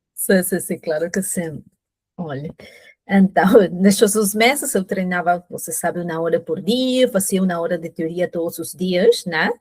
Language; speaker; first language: Portuguese; non-native, fluent; Spanish